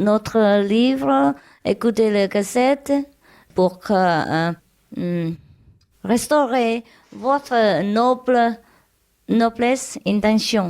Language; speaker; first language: French; non-native, learner; Chinese